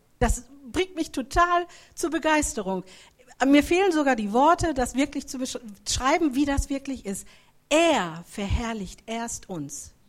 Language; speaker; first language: German; native; German